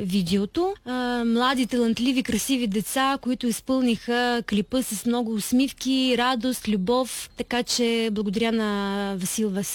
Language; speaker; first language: Bulgarian; non-native, fluent; Ukrainian